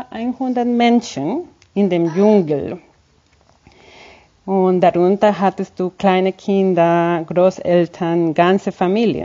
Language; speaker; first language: German; non-native, fluent; Spanish